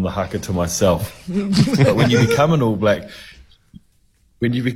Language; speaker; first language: English; native; English